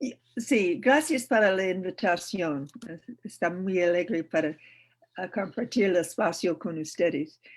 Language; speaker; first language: Spanish; non-native, learner; English